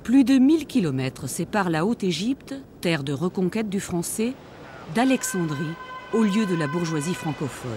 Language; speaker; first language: French; native; French